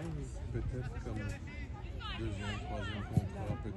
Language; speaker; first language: French; non-native, fluent; English